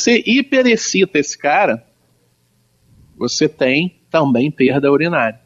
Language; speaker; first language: Portuguese; native; Portuguese